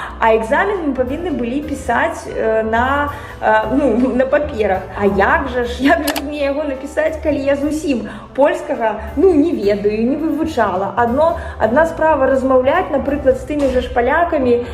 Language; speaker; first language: Belarusian; non-native, local second language; Russian